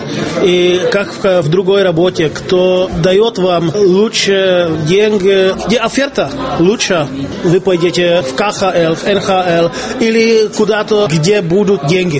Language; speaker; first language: Russian; non-native, fluent; Czech